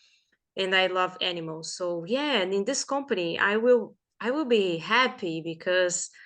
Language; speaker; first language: English; non-native, fluent; Portuguese